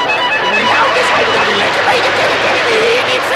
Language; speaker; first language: Dutch; native; Dutch